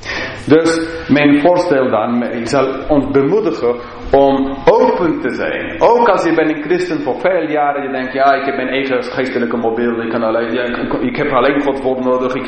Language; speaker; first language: Dutch; non-native, fluent; English